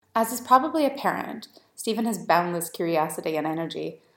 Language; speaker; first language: English; native; English